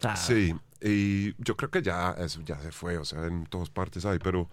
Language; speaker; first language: Spanish; non-native, fluent; English